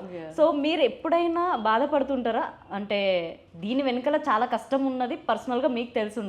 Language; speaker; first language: Telugu; native; Telugu